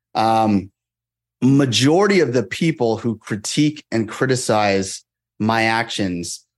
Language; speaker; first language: English; native; English